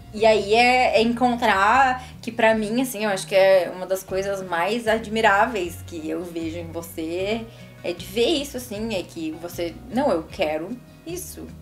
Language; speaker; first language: Portuguese; native; Portuguese